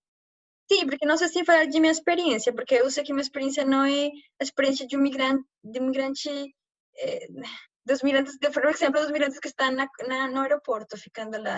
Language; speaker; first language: Portuguese; non-native, fluent; Spanish